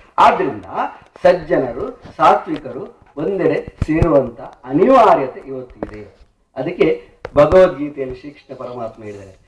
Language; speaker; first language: Kannada; non-native, local second language; Tulu